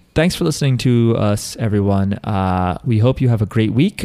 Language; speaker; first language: English; native; English